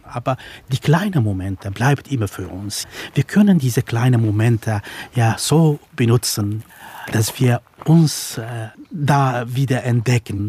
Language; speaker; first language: German; non-native, fluent; Kurdish